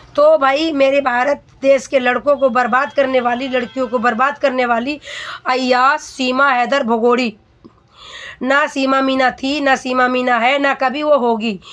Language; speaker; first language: Hindi; native; Hindi